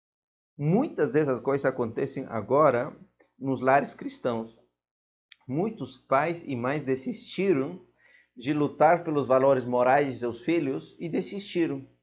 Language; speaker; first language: Portuguese; non-native, fluent; Spanish